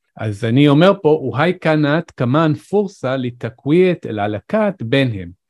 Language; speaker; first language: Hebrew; non-native, local second language; Arabic